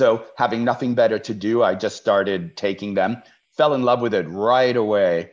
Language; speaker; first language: English; native; English